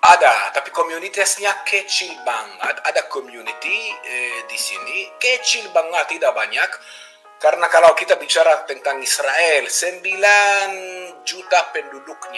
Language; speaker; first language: Indonesian; non-native, fluent; Hebrew